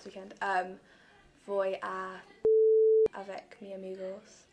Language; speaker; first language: Spanish; non-native, learner; English